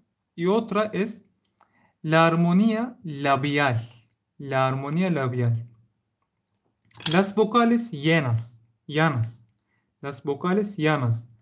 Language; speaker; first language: Spanish; non-native, learner; Turkish